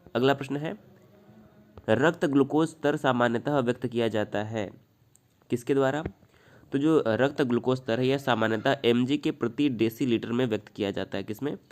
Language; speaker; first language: Hindi; native; Hindi